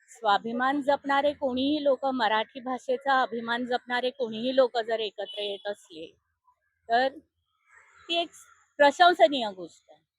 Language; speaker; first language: Marathi; native; Marathi